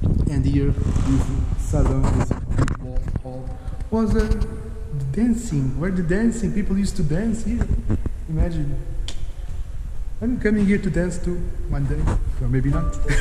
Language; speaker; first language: English; non-native, fluent; Portuguese